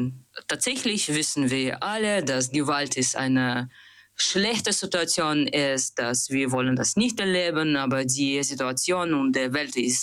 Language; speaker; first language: German; non-native, learner; Russian